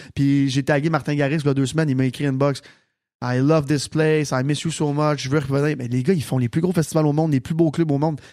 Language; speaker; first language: French; native; French